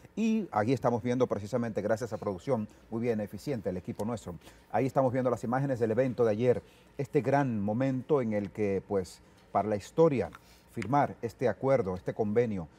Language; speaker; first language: Spanish; native; Spanish